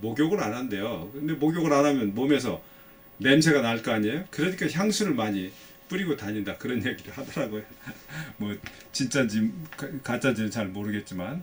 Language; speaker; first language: Korean; native; Korean